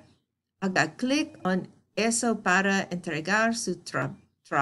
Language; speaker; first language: Spanish; non-native, fluent; English